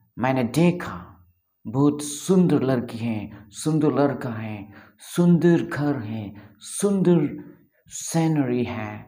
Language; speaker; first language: Hindi; non-native, local second language; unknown